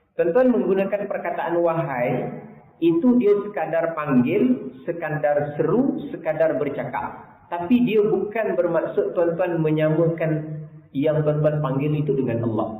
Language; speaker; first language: Malay; native; Malay